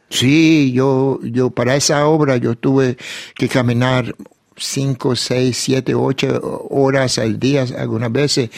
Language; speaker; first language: Spanish; early bilingual, heritage; Spanish